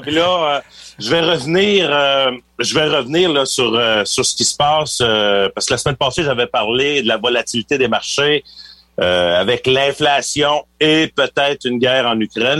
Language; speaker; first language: French; native; French